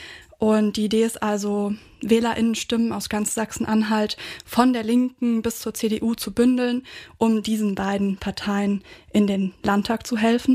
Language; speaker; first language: German; native; German